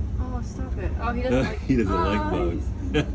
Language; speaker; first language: English; native; English